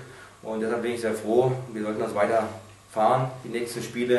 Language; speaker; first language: German; native; German